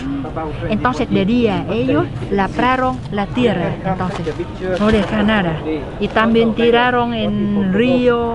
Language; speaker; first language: Spanish; non-native, fluent; Vietnamese